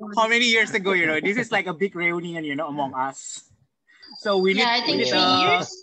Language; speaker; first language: English; non-native, fluent; Indonesian